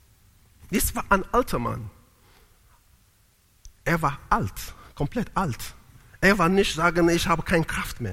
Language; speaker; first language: German; non-native, learner; Italian